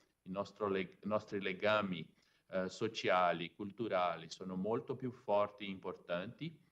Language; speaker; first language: Italian; non-native, fluent; Portuguese